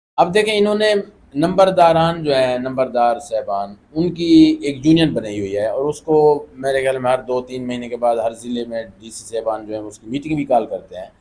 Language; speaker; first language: Urdu; non-native, local second language; Saraiki